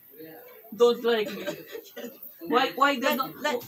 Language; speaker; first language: English; non-native, learner; Hebrew